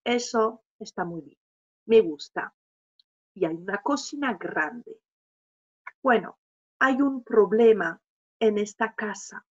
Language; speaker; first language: Spanish; non-native, fluent; French